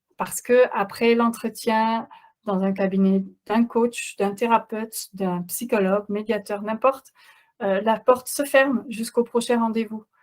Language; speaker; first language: French; non-native, fluent; Dutch